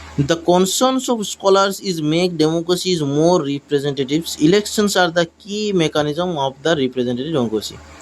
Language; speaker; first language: English; non-native, local second language; Bangla